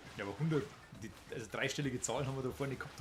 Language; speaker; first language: German; native; German